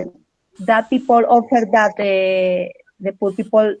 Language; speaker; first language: English; non-native, learner; Spanish